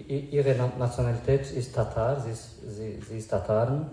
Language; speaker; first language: German; non-native, fluent; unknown